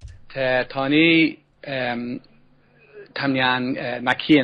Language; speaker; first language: Thai; non-native, learner; English